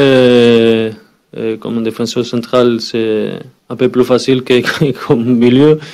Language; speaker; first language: French; non-native, learner; Spanish